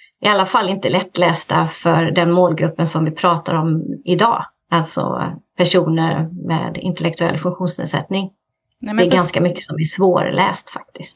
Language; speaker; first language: Swedish; native; Swedish